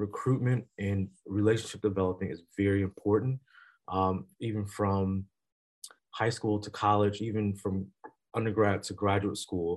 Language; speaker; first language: English; native; English